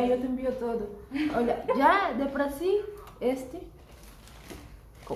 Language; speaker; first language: Portuguese; non-native, learner; Spanish